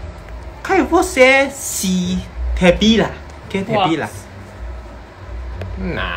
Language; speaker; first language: Portuguese; non-native, learner; Chinese